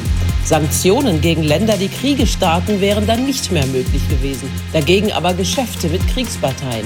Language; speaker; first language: German; native; German